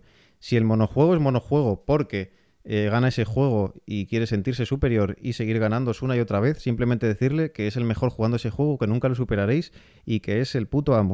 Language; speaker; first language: Spanish; native; Spanish